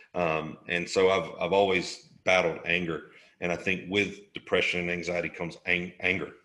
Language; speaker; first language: English; native; English